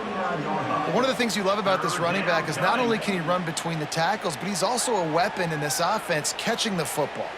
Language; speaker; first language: English; native; English